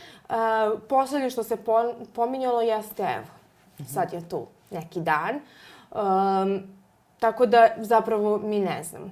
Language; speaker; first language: Serbian; native; Serbian